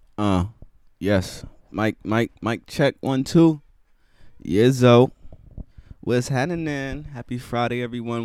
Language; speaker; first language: English; native; English